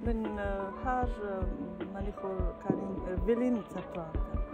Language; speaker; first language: Swedish; non-native, learner; Hazaragi